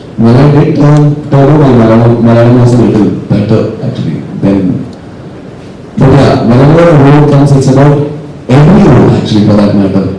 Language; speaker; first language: English; non-native, local second language; Malayalam